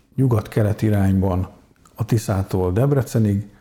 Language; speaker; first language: Hungarian; native; Hungarian